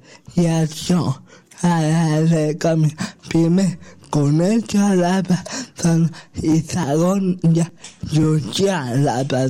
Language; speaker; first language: Catalan; non-native, local second language; Spanish